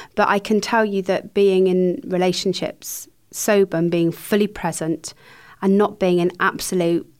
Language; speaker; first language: English; native; English